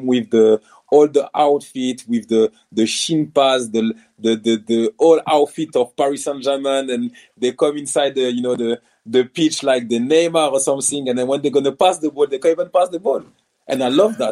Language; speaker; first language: English; non-native, fluent; French